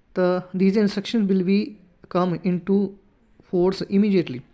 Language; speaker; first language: English; non-native, local second language; Punjabi